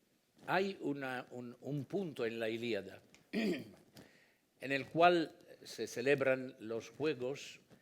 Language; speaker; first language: Spanish; non-native, fluent; Italian